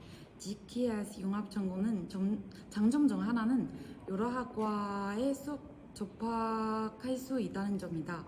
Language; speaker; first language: Korean; non-native, fluent; Chinese